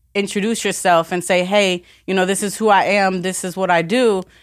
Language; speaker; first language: English; native; English